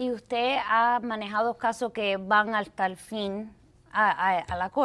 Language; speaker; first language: Spanish; early bilingual, heritage; Spanish